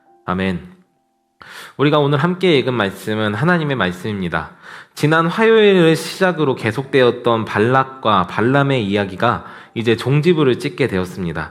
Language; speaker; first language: Korean; native; Korean